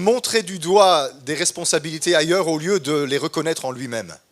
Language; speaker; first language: French; native; French